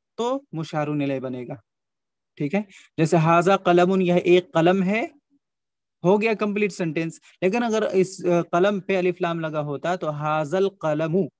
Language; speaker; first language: Hindi; native; Hindi